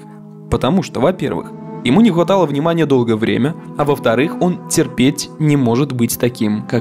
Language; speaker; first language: Russian; native; Russian